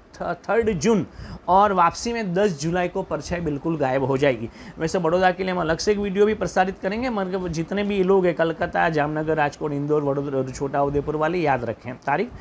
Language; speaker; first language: Hindi; non-native, local second language; Gujarati